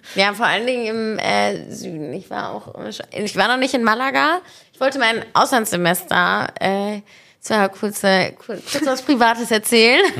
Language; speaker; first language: German; native; German